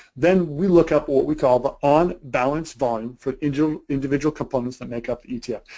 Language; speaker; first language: English; native; English